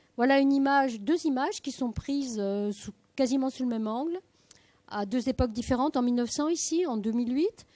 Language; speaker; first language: French; native; French